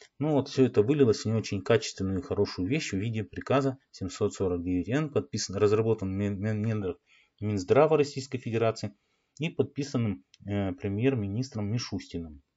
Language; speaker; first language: Russian; native; Russian